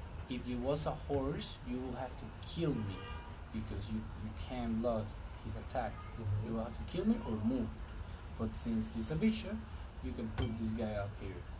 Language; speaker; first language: English; non-native, fluent; Spanish